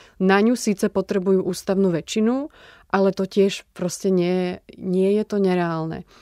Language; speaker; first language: Slovak; native; Slovak